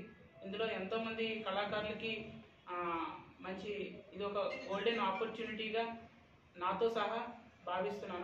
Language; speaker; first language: Telugu; native; Telugu